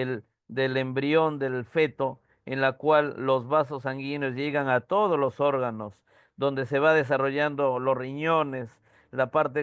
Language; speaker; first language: Spanish; native; Spanish